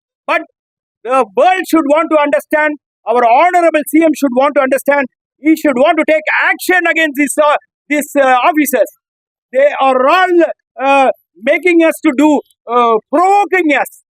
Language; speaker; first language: English; non-native, local second language; Tamil